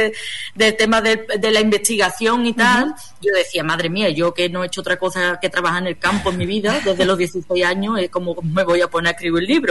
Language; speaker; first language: Spanish; native; Spanish